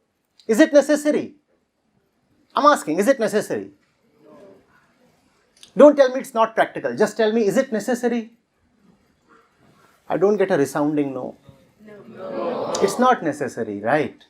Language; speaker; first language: English; non-native, local second language; Hindi